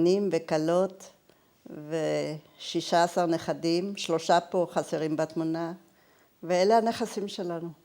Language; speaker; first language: Hebrew; early bilingual, other home language; German